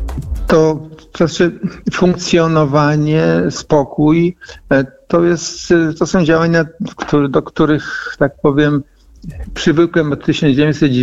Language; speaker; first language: Polish; native; Polish